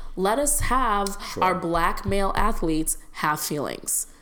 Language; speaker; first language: English; non-native, local second language; Malayalam